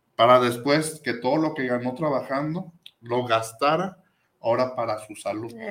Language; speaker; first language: Spanish; native; Spanish